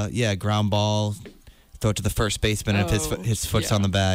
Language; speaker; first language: English; native; English